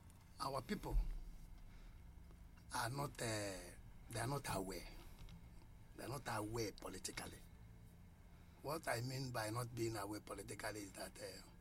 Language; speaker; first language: English; non-native, local second language; Igbo